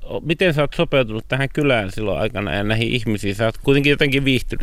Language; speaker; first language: Finnish; native; Finnish